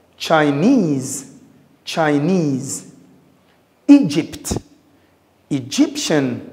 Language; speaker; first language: English; non-native, fluent; Lingala